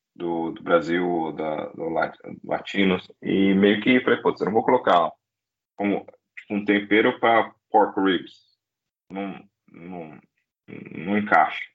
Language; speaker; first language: Portuguese; native; Portuguese